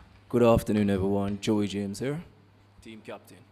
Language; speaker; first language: English; native; English